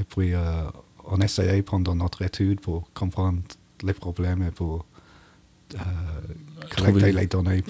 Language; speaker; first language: French; non-native, learner; English